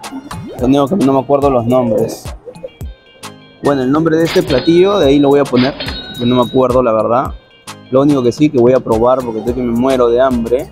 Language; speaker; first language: Spanish; native; Spanish